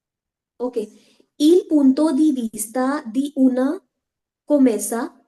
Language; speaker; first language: Italian; non-native, learner; Hindi